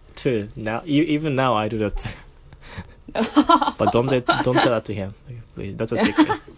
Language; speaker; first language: English; non-native, fluent; Japanese